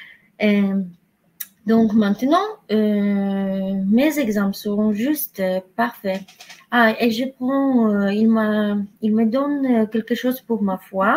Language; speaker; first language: French; non-native, fluent; Polish